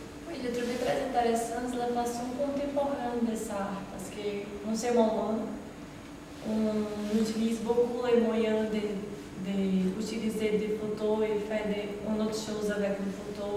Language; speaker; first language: French; non-native, fluent; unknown